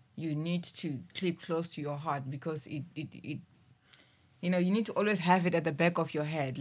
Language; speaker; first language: English; non-native, local second language; Venda